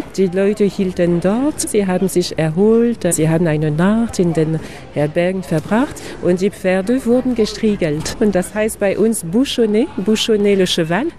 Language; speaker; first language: German; non-native, fluent; French